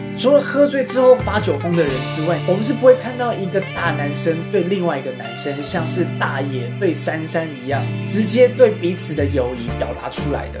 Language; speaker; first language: Chinese; native; Chinese